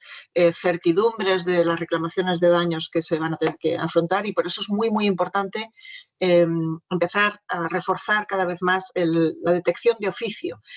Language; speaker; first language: Spanish; native; Spanish